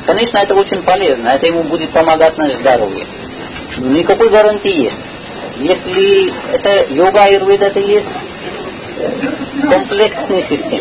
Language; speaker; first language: Russian; non-native, learner; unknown